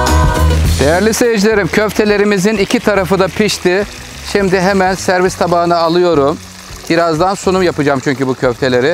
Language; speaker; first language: Turkish; native; Turkish